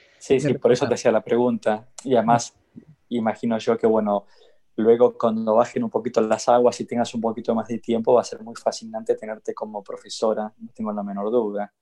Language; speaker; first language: Spanish; native; Spanish